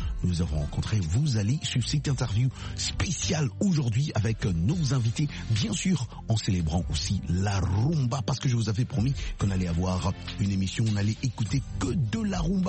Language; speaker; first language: French; non-native, local second language; Lingala